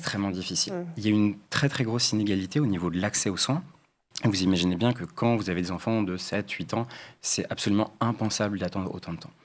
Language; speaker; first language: French; native; French